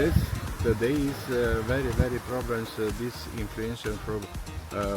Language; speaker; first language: English; non-native, learner; Romanian